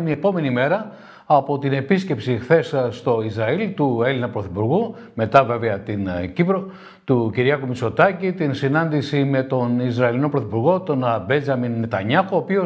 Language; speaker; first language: Greek; native; Greek